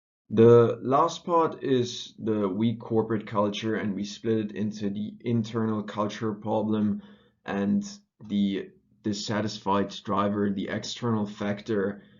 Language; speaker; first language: English; non-native, fluent; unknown